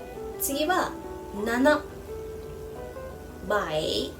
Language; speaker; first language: Japanese; non-native, fluent; Vietnamese